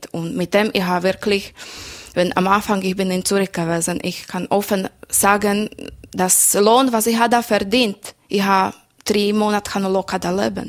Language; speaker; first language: German; non-native, learner; Slovak